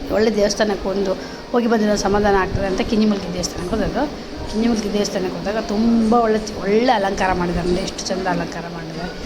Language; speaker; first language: Kannada; non-native, local second language; Tulu